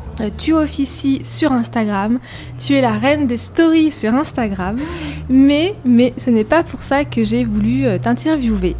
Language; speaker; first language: French; native; French